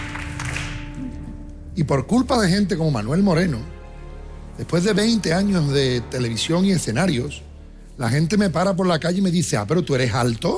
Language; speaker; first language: Spanish; native; Spanish